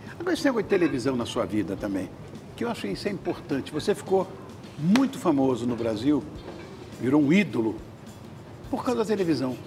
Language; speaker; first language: Portuguese; native; Portuguese